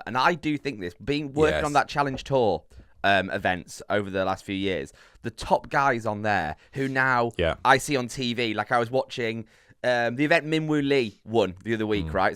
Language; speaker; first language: English; native; English